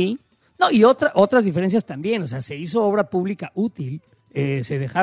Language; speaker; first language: Spanish; native; Spanish